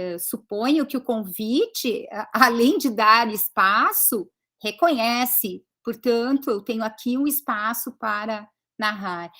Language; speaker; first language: Portuguese; early bilingual, other home language; Greek